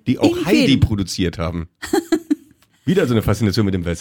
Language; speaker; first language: German; native; German